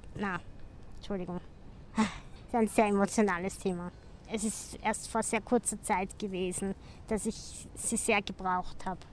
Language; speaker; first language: German; native; German